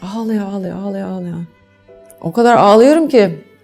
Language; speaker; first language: Turkish; non-native, fluent; English